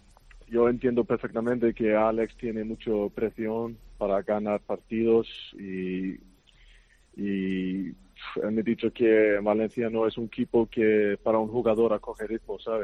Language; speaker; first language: Spanish; non-native, fluent; Icelandic